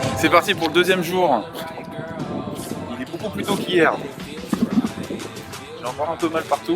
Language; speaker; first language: French; native; French